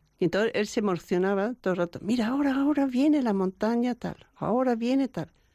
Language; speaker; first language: Spanish; non-native, fluent; German